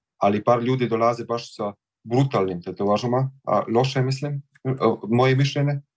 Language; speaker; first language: Serbian; early bilingual, heritage; Croatian